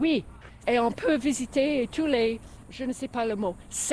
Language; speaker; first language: French; non-native, fluent; English